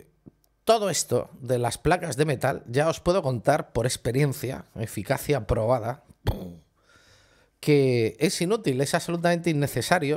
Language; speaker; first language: Spanish; native; Spanish